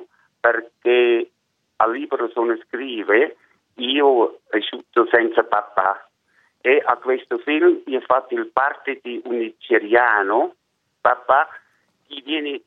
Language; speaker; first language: Italian; non-native, learner; German